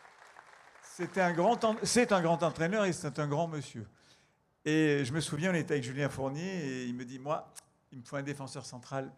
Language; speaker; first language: French; native; French